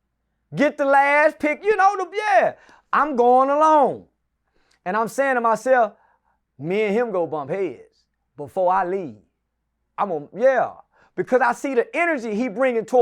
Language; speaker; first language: English; native; English